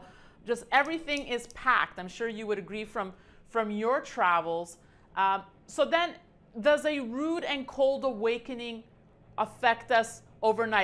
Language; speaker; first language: English; native; English